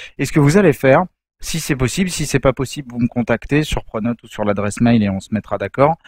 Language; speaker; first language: French; native; French